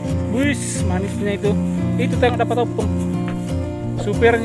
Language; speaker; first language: Indonesian; non-native, local second language; Batak Toba